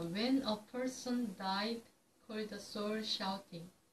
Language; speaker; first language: English; non-native, learner; Korean